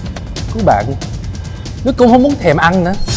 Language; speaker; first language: Vietnamese; early bilingual, heritage; English